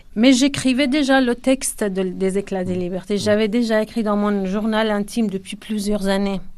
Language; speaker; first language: French; non-native, fluent; Kurdish